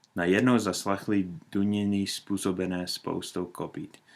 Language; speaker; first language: Czech; non-native, learner; English